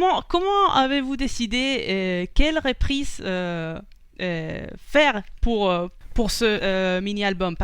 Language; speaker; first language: French; non-native, fluent; Spanish